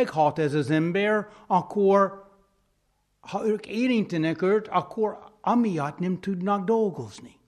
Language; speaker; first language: Hungarian; non-native, fluent; English